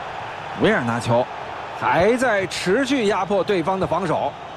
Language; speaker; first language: Chinese; native; Chinese